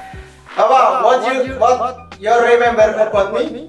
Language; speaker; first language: English; non-native, learner; Indonesian